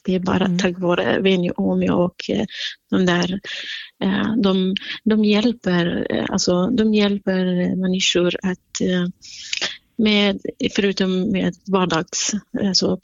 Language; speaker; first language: Swedish; non-native, fluent; Central Kurdish